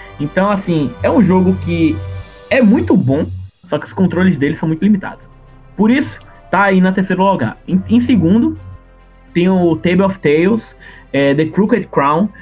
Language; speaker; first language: Portuguese; native; Portuguese